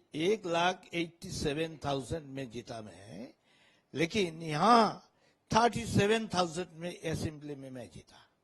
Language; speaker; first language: Hindi; non-native, local second language; Bangla